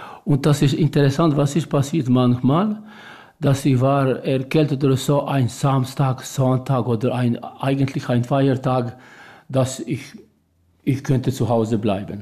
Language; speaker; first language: German; non-native, learner; Albanian